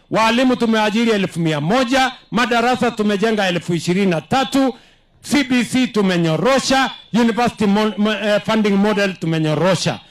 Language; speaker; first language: Swahili; non-native, local second language; Kalenjin